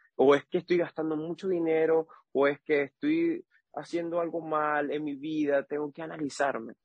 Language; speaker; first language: Spanish; native; Spanish